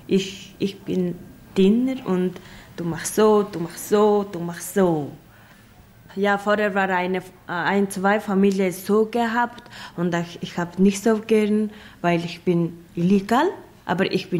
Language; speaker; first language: German; non-native, learner; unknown